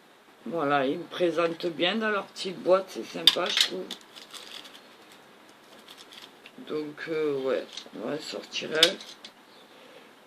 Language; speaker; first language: French; native; French